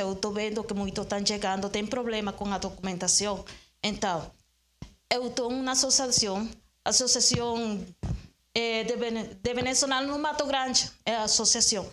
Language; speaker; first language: Portuguese; non-native, learner; Spanish